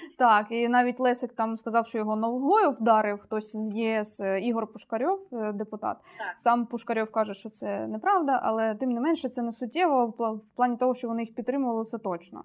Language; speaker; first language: Ukrainian; native; Ukrainian